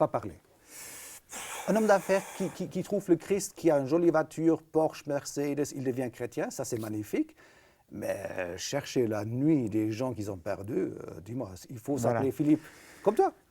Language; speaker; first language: French; native; French